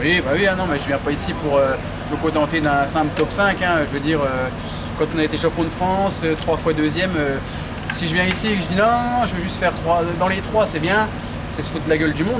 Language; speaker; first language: French; native; French